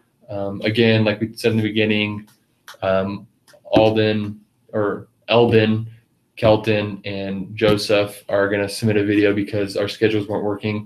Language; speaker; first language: English; native; English